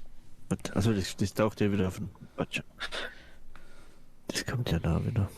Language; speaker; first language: German; native; German